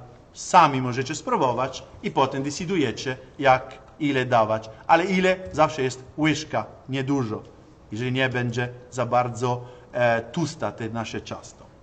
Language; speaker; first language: Polish; non-native, learner; Italian